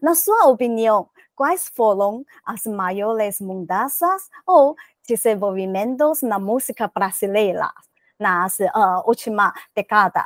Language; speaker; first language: Portuguese; non-native, learner; Chinese